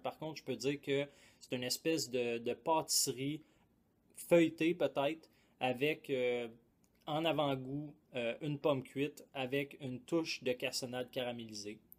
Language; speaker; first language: French; native; French